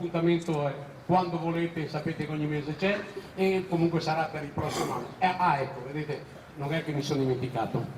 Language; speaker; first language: Italian; native; Italian